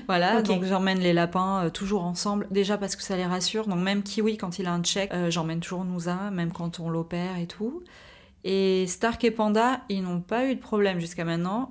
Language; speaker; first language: French; native; French